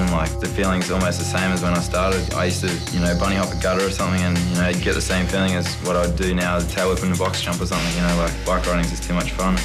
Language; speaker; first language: English; native; English